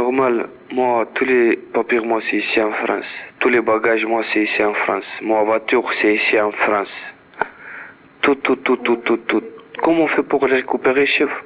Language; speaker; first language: French; non-native, learner; Romanian